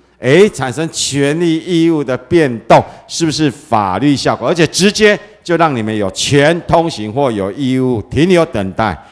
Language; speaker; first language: Chinese; native; Chinese